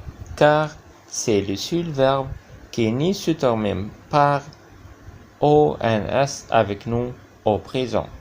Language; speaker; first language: French; non-native, fluent; Arabic